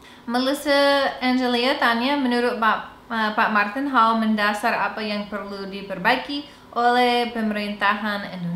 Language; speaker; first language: Indonesian; non-native, fluent; English